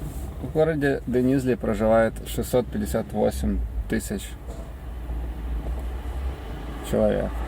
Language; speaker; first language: Russian; native; Russian